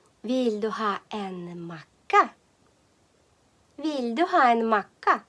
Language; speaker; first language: Swedish; non-native, learner; Ukrainian